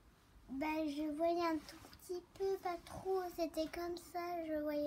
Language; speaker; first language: French; early bilingual, other home language; Turkish